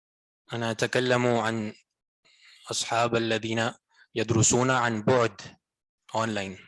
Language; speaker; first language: Arabic; non-native, fluent; Urdu